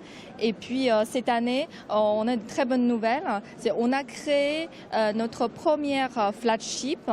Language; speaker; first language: French; non-native, fluent; Chinese